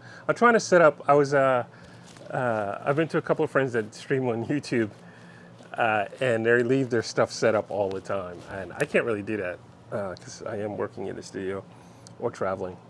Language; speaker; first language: English; native; English